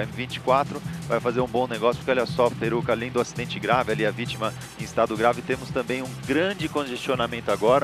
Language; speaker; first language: Portuguese; native; Portuguese